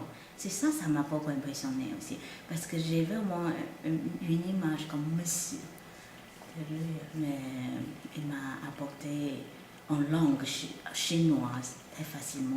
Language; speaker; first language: French; non-native, fluent; Chinese